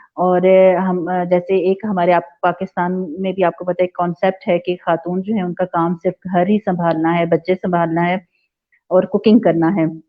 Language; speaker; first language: Urdu; native; Urdu